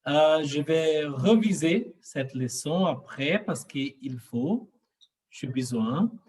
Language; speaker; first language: French; non-native, learner; Portuguese